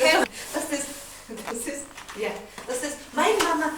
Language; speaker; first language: German; non-native, learner; Mongolian